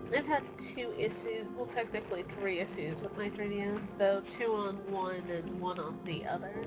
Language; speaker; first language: English; native; English